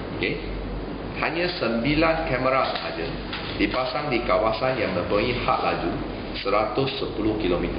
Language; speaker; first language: Malay; non-native, local second language; Chinese